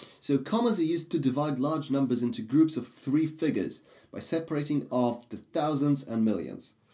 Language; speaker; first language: English; non-native, fluent; Russian